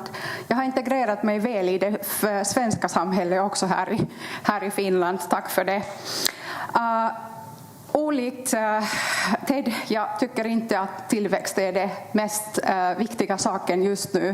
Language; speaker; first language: Swedish; non-native, fluent; Kurdish